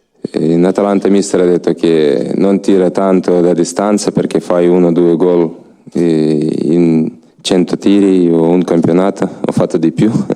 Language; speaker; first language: Italian; non-native, learner; Ukrainian